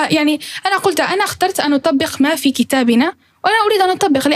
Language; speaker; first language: Arabic; early bilingual, heritage; Arabic